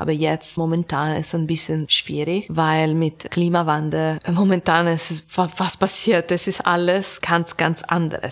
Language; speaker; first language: German; non-native, learner; Italian